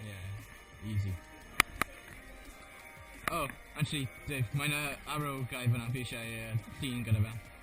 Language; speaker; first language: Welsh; non-native, local second language; English